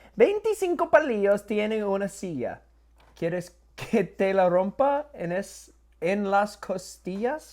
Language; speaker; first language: Spanish; non-native, learner; English